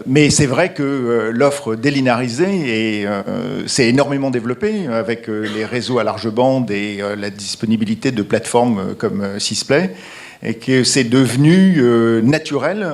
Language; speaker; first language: French; native; French